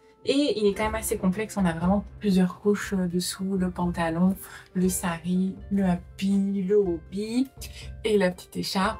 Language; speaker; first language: French; native; French